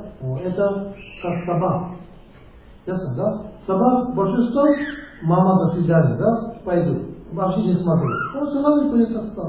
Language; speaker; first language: Russian; non-native, learner; Tibetan